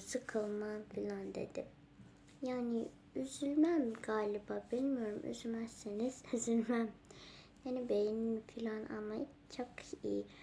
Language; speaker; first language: Turkish; early bilingual, heritage; Turkmen